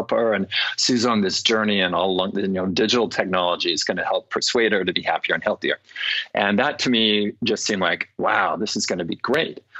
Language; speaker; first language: English; native; English